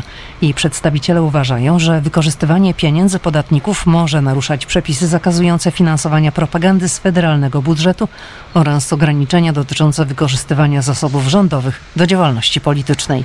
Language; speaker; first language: Polish; native; Polish